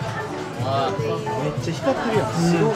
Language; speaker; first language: Japanese; native; Japanese